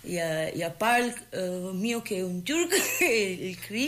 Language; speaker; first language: French; non-native, fluent; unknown